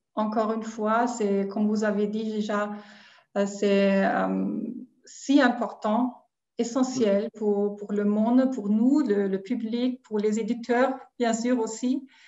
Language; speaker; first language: French; non-native, fluent; German